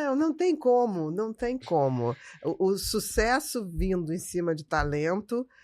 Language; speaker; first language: Portuguese; native; Portuguese